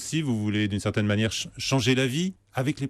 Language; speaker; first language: French; native; French